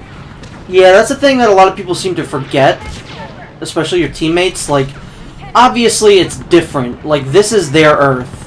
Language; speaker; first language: English; native; English